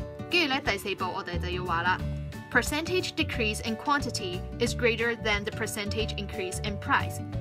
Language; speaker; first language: English; non-native, local second language; Cantonese